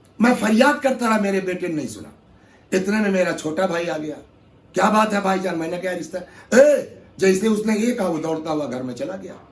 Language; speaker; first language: Urdu; native; Urdu